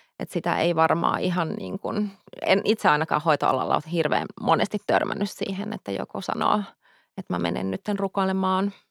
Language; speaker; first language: Finnish; early bilingual, heritage; Finnish